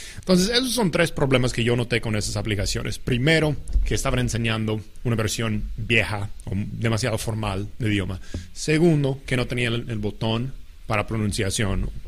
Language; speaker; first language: Spanish; non-native, fluent; English